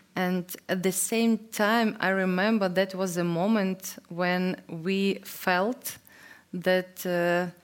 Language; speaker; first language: English; non-native, fluent; Ukrainian